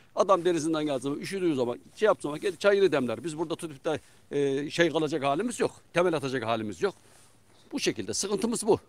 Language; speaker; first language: Turkish; native; Turkish